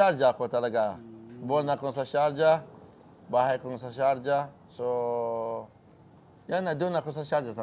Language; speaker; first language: Filipino; non-native, learner; Arabic